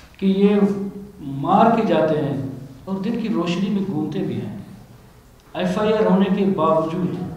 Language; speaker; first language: Urdu; non-native, local second language; Baluchi